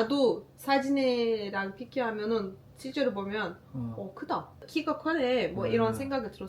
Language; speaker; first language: Korean; non-native, learner; Turkish